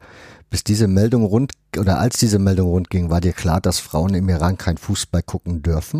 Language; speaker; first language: German; native; German